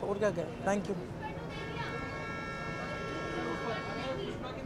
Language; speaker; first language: Hindi; native; Hindi